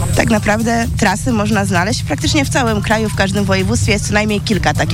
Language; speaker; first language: Polish; native; Polish